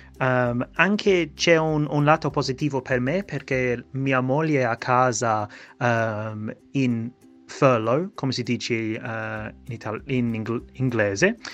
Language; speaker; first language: Italian; non-native, fluent; English